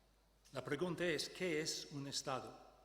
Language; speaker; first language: Spanish; non-native, fluent; English